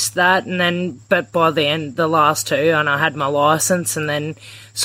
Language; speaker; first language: English; native; English